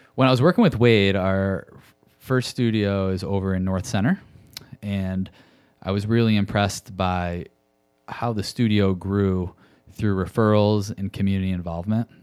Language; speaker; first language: English; native; English